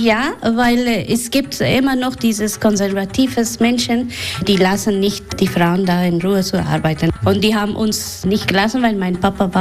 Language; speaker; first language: German; non-native, fluent; Persian